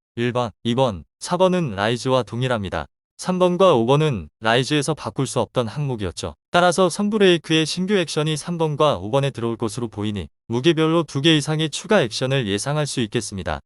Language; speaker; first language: Korean; native; Korean